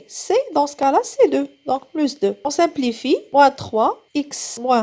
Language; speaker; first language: French; non-native, local second language; Arabic